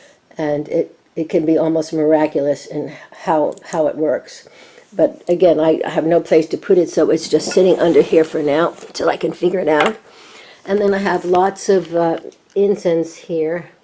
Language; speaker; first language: English; native; English